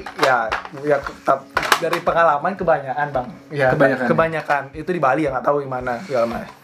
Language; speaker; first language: Indonesian; native; Indonesian